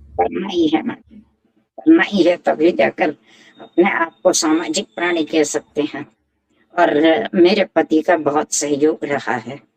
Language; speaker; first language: Hindi; native; Hindi